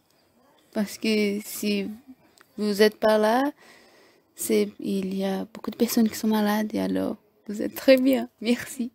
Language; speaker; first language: French; non-native, learner; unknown